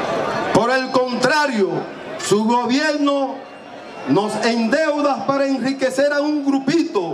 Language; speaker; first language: Spanish; native; Spanish